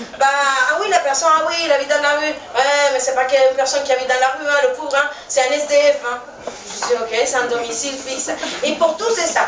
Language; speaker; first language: French; non-native, fluent; Spanish